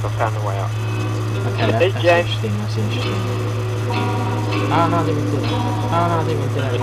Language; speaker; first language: English; native; English